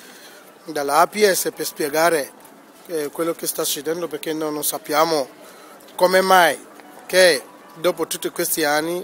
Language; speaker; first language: Italian; non-native, fluent; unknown